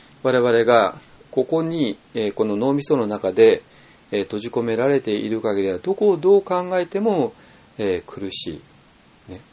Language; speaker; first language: Japanese; native; Japanese